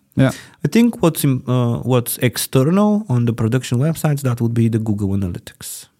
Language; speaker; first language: English; non-native, fluent; Bulgarian